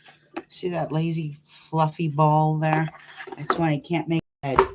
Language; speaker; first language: English; native; English